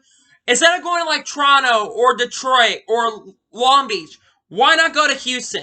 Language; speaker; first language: English; native; English